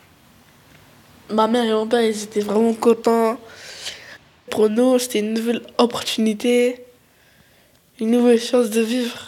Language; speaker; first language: French; early bilingual, other home language; Arabic